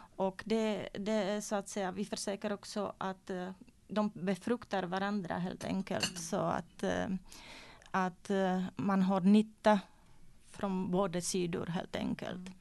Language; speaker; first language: Swedish; non-native, fluent; Czech